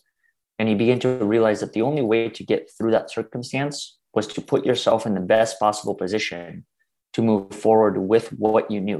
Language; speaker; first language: English; early bilingual, other home language; Russian